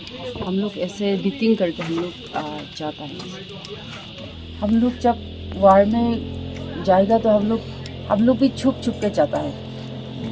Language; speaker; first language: Hindi; non-native, local second language; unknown